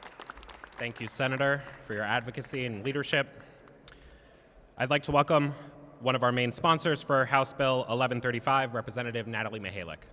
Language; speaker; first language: English; native; English